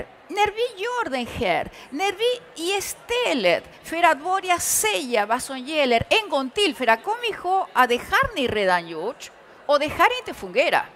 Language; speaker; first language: Swedish; early bilingual, other home language; Spanish